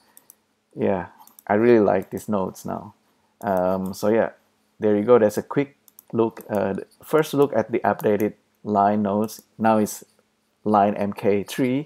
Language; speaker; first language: English; non-native, fluent; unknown